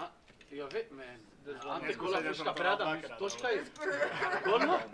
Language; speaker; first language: Swedish; native; Swedish